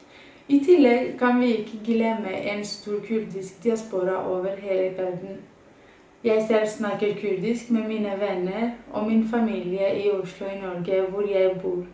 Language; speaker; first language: Norwegian; non-native, fluent; Kurdish